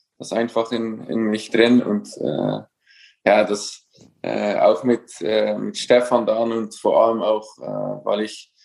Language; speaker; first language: German; non-native, fluent; Dutch